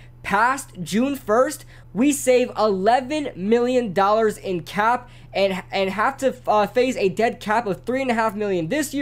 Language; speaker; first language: English; native; English